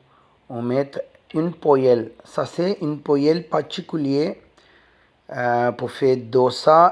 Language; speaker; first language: French; non-native, learner; Tamil